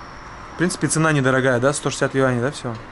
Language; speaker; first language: Russian; native; Russian